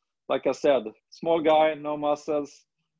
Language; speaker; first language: English; non-native, fluent; Swedish